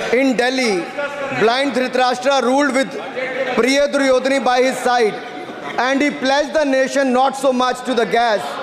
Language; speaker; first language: English; non-native, local second language; Hindi